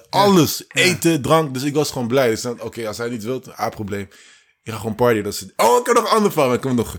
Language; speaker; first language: Dutch; early bilingual, other home language; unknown